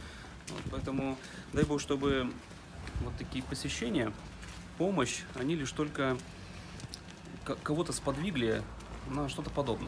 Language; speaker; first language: Russian; native; Russian